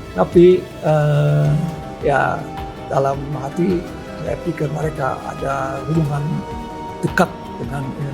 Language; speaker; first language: Indonesian; early bilingual, heritage; Indonesian